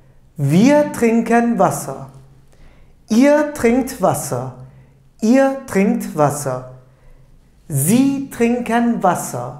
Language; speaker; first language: German; non-native, fluent; Turkish